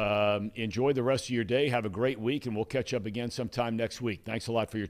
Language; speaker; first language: English; native; English